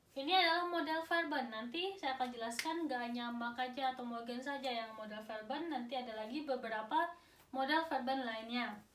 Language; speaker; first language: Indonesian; native; Indonesian